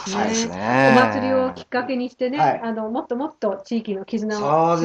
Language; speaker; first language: Japanese; native; Japanese